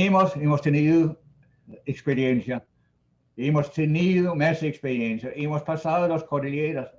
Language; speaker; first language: Spanish; non-native, fluent; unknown